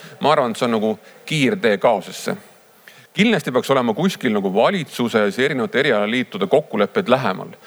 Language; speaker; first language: Estonian; native; Estonian